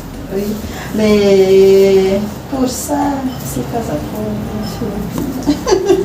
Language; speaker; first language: French; non-native, learner; Malagasy